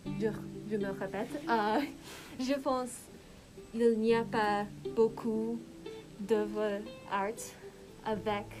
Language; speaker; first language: French; non-native, learner; English